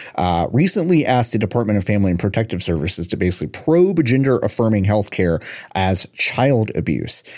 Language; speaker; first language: English; native; English